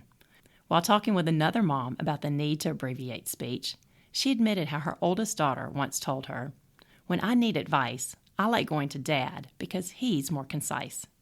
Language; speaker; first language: English; native; English